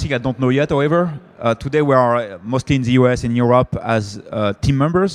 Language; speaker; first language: English; non-native, fluent; French